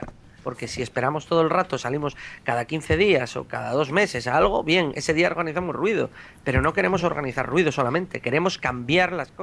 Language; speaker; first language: Spanish; native; Spanish